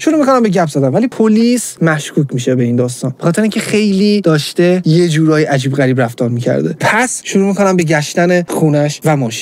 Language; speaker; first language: Persian; native; Persian